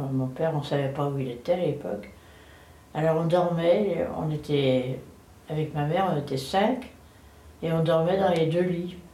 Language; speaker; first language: French; native; French